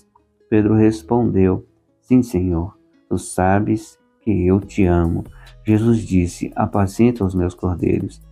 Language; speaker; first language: Portuguese; native; Portuguese